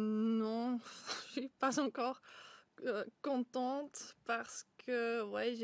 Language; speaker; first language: French; non-native, local second language; Dutch